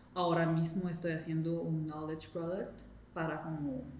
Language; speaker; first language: Spanish; non-native, fluent; English